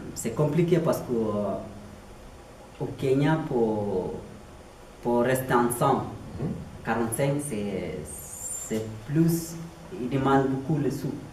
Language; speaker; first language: French; non-native, learner; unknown